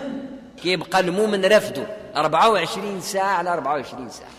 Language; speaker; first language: Arabic; native; Arabic